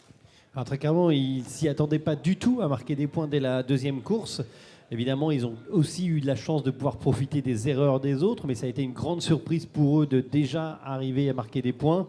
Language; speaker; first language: French; native; French